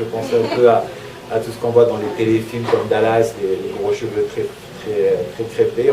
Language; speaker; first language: French; native; French